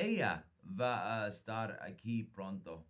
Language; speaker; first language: Spanish; non-native, fluent; English